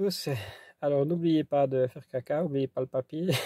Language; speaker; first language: French; native; French